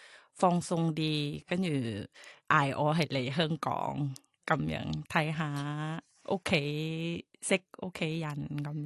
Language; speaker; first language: Chinese; non-native, fluent; Thai